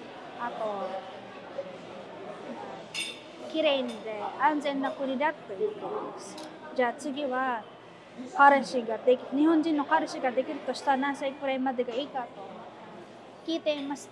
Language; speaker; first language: Japanese; non-native, fluent; Filipino